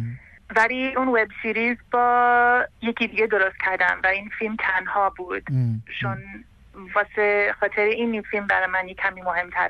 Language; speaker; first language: Persian; early bilingual, heritage; Persian